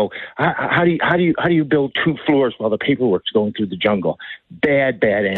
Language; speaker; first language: English; native; English